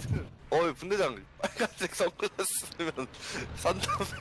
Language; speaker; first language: Korean; native; Korean